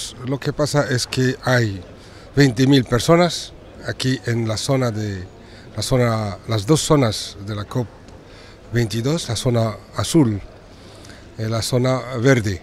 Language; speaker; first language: Spanish; non-native, fluent; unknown